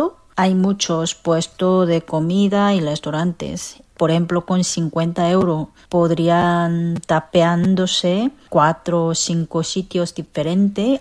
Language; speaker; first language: Spanish; non-native, fluent; Korean